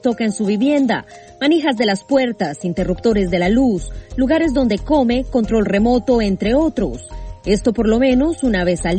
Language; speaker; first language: Spanish; native; Spanish